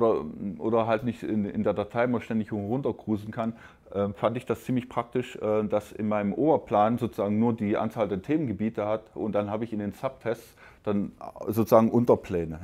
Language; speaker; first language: German; native; German